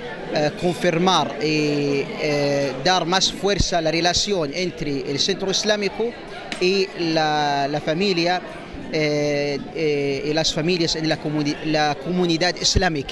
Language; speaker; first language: Spanish; non-native, fluent; Arabic